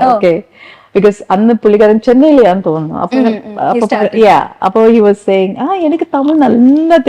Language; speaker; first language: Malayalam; non-native, fluent; Tamil